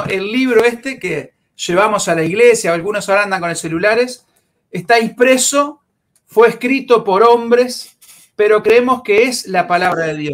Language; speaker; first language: Spanish; native; Spanish